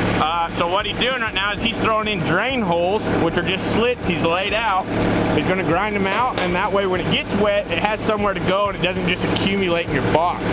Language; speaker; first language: English; native; English